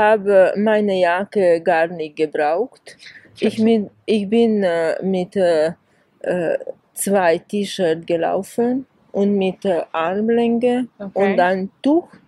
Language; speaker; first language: German; non-native, fluent; Hungarian